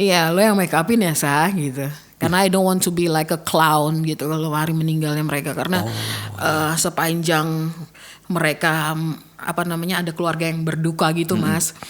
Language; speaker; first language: Indonesian; native; Indonesian